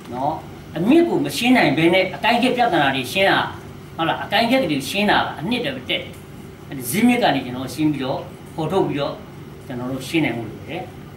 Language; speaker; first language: Burmese; non-native, local second language; S'gaw Karen